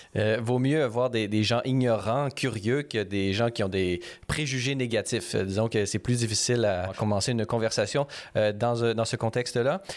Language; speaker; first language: French; native; French